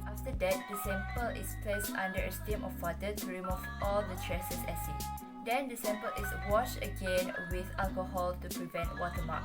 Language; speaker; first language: English; non-native, local second language; Malay